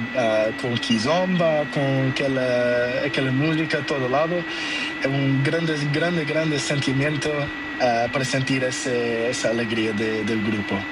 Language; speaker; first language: Spanish; non-native, learner; Portuguese